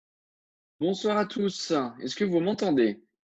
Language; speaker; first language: French; native; French